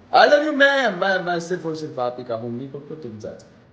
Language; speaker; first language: Hindi; non-native, local second language; Marathi